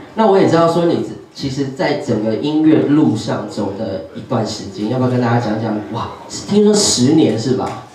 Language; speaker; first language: Chinese; native; Chinese